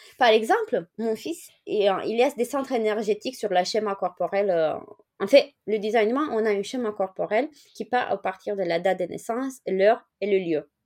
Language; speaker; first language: French; non-native, fluent; Romanian